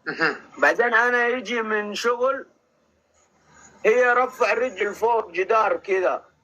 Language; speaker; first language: Arabic; non-native, learner; Oromo